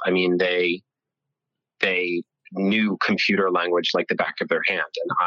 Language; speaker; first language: English; early bilingual, other home language; Italian